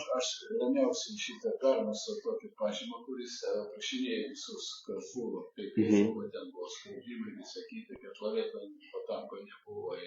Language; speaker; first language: Lithuanian; non-native, local second language; Russian